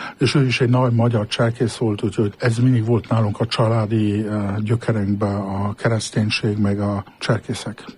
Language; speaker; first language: Hungarian; early bilingual, heritage; Hungarian